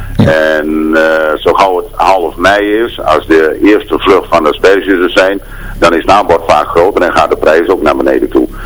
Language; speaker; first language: Dutch; native; Dutch